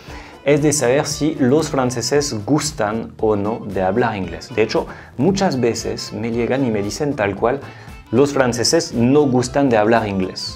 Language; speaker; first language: Spanish; non-native, fluent; French